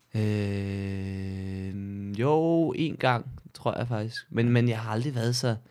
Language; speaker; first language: Danish; native; Danish